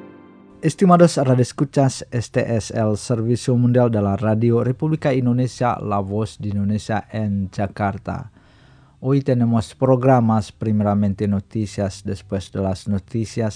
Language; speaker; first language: Spanish; non-native, fluent; Indonesian